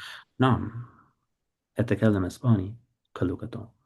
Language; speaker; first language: Arabic; non-native, fluent; English